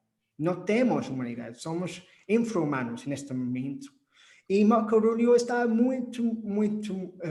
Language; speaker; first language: Portuguese; non-native, fluent; English